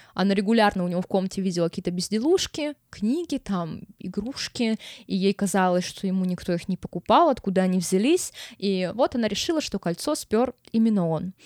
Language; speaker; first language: Russian; native; Russian